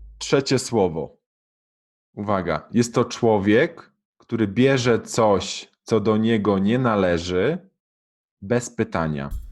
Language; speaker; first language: Polish; native; Polish